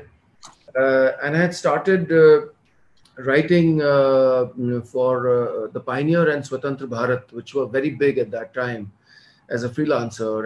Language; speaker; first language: English; non-native, local second language; Hindi